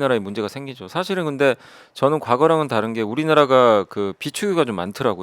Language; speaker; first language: Korean; native; Korean